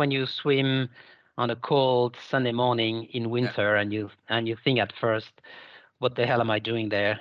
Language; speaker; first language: English; non-native, fluent; French